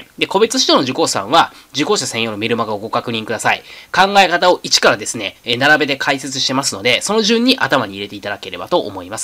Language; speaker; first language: Japanese; native; Japanese